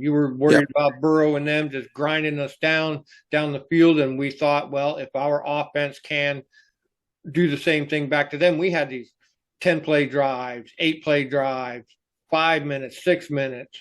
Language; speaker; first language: English; native; English